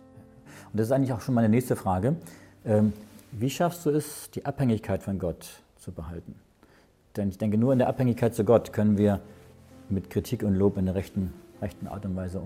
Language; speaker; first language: German; native; German